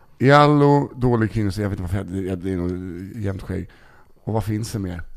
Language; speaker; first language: Swedish; native; Swedish